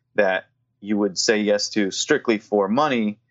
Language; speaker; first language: English; native; English